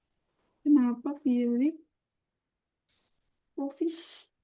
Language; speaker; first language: Indonesian; non-native, learner; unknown